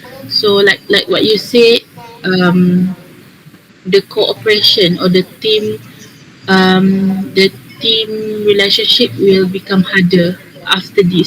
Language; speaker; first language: English; non-native, learner; Malay